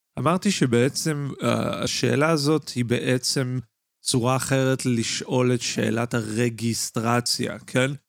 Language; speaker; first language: Hebrew; native; Hebrew